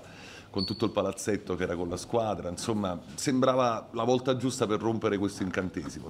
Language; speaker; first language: Italian; native; Italian